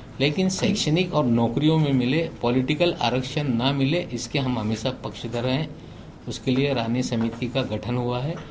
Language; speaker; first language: Hindi; native; Hindi